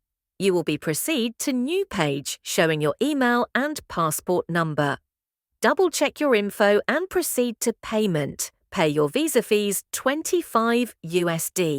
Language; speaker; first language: English; non-native, fluent; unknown